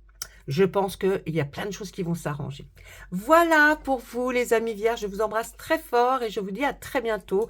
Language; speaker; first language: French; native; French